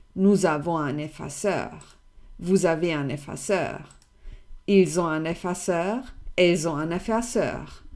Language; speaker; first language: French; non-native, fluent; German